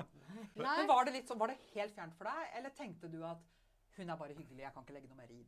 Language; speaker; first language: Norwegian; native; Norwegian